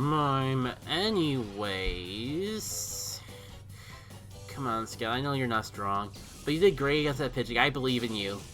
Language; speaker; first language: English; native; English